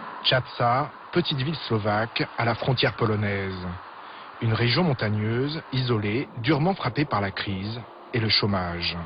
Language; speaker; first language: French; native; French